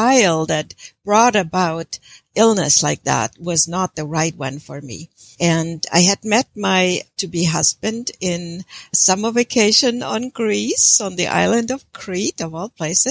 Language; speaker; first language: English; non-native, fluent; German